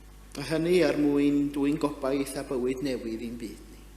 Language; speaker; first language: Welsh; native; Welsh